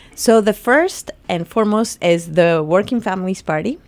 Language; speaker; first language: English; early bilingual, other home language; Spanish